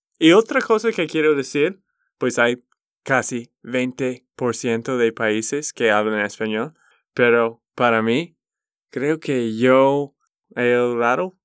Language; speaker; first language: Spanish; non-native, learner; English